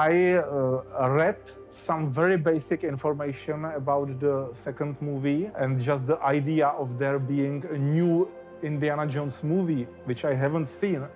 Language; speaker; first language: English; non-native, fluent; Czech